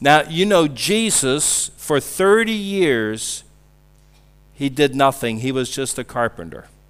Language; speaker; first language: English; native; English